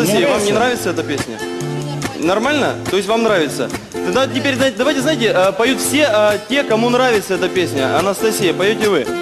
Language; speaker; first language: Russian; native; Russian